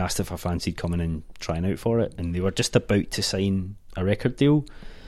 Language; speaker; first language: English; native; English